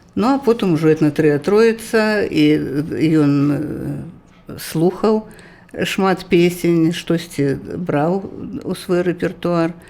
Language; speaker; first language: Belarusian; native; Belarusian